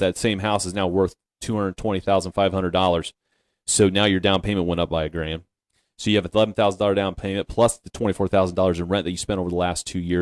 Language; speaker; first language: English; native; English